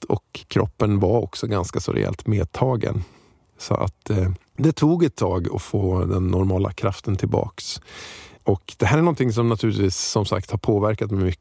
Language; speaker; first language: Swedish; native; Swedish